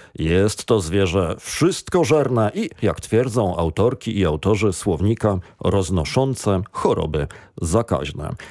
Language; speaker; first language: Polish; native; Polish